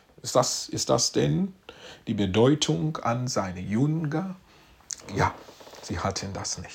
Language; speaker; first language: German; non-native, fluent; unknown